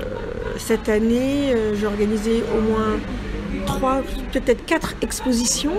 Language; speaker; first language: French; native; French